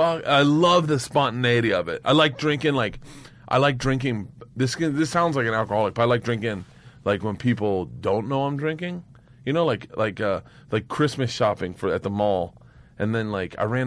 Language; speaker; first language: English; native; English